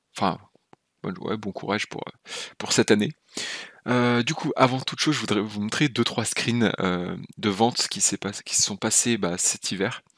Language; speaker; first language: French; native; French